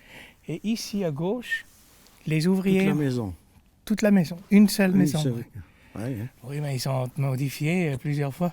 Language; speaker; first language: French; non-native, fluent; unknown